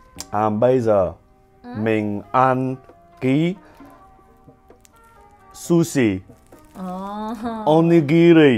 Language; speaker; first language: Vietnamese; early bilingual, heritage; Vietnamese